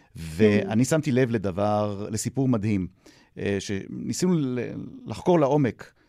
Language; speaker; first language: Hebrew; native; Hebrew